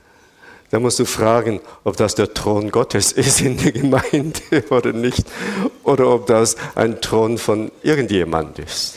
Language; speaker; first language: German; non-native, fluent; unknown